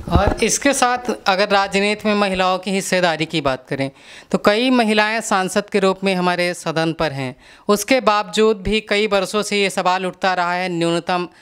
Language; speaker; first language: Hindi; native; Hindi